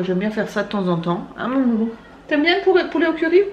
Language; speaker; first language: French; native; French